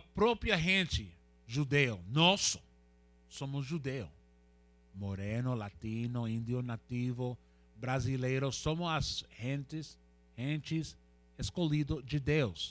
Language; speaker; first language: Portuguese; non-native, learner; Spanish